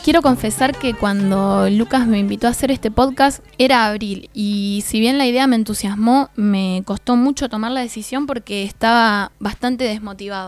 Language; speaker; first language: Spanish; native; Spanish